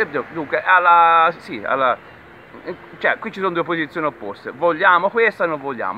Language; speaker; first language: Italian; native; Italian